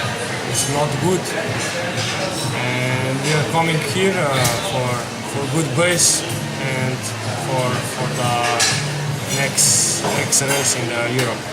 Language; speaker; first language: English; non-native, learner; Slovenian